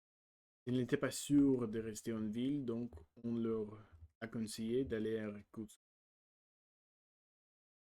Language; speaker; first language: French; non-native, learner; Russian